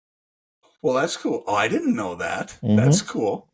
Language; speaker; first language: English; native; English